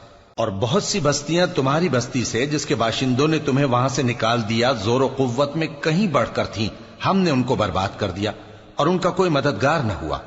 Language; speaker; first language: Urdu; native; Urdu